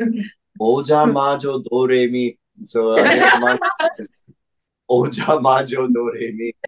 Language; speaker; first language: Japanese; non-native, fluent; English